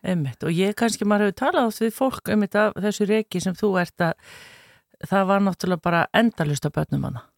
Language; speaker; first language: Icelandic; native; Icelandic